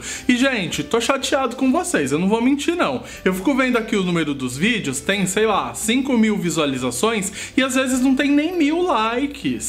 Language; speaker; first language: Portuguese; native; Portuguese